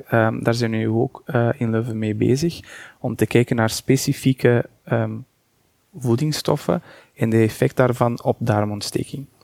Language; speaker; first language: Dutch; non-native, fluent; Portuguese